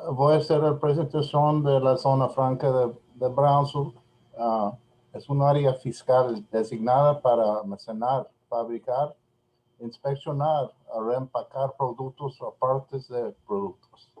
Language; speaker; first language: Spanish; non-native, learner; English